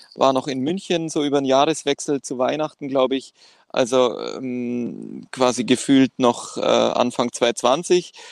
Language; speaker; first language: German; non-native, fluent; Greek